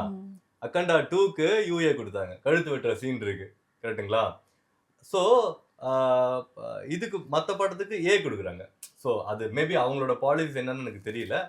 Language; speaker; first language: Tamil; native; Tamil